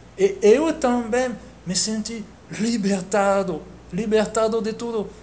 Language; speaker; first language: Portuguese; non-native, fluent; French